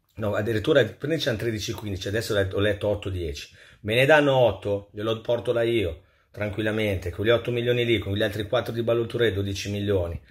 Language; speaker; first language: Italian; native; Italian